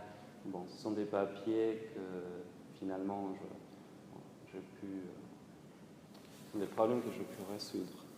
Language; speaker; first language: French; non-native, fluent; Spanish